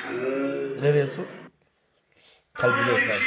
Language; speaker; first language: Turkish; non-native, learner; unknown